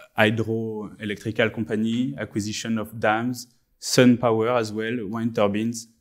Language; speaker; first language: English; non-native, fluent; French